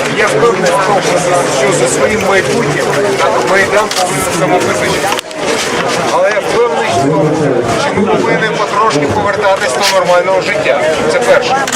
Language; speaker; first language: Ukrainian; non-native, local second language; Russian